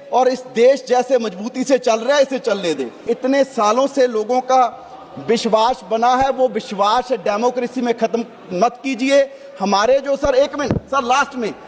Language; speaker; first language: Hindi; non-native, local second language; Punjabi